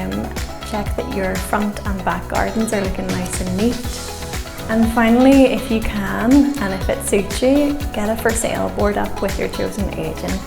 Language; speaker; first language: English; native; English